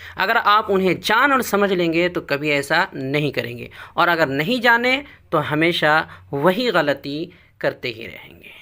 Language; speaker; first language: Urdu; native; Urdu